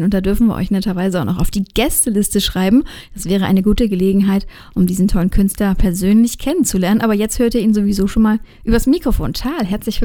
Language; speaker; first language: German; native; German